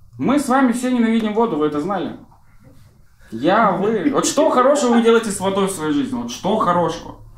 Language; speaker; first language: Russian; native; Russian